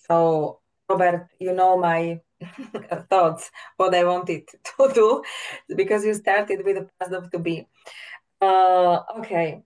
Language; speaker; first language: English; non-native, fluent; Slovak